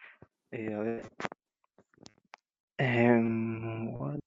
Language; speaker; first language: English; non-native, learner; Spanish